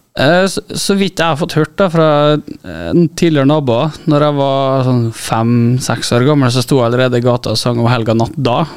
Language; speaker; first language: Norwegian; native; Norwegian